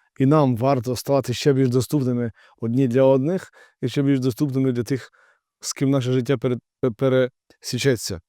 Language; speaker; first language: Ukrainian; native; Ukrainian